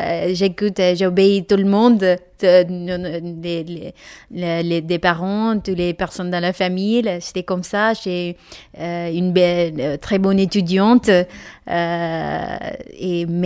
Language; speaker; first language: French; non-native, learner; Malayalam